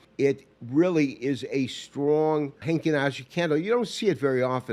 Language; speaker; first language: English; native; English